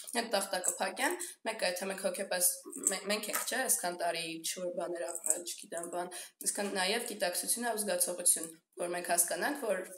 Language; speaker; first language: Armenian; native; Armenian